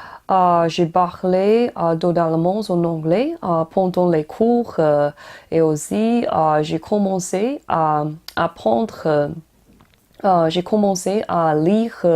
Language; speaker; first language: French; non-native, learner; Chinese